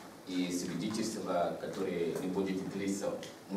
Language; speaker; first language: Russian; non-native, learner; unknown